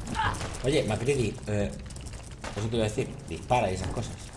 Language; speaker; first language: Spanish; native; Spanish